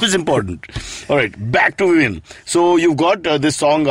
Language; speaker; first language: English; non-native, local second language; Hindi